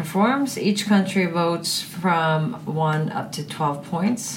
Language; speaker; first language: English; early bilingual, other home language; Icelandic